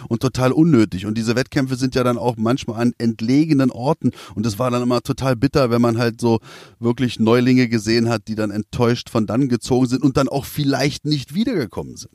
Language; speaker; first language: German; native; German